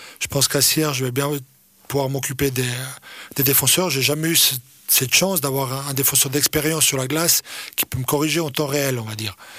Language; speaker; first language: French; early bilingual, other home language; Croatian